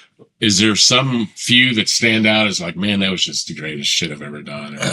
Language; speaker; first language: English; native; English